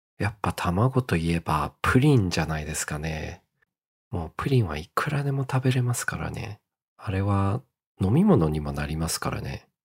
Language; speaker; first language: Japanese; early bilingual, heritage; Japanese